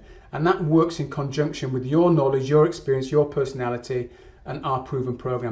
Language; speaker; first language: English; native; English